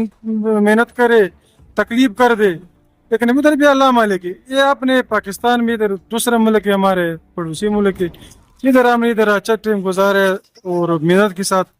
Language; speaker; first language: Hindi; non-native, local second language; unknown